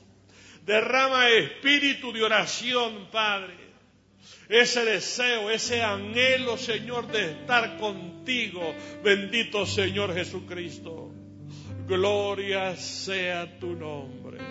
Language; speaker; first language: Spanish; native; Spanish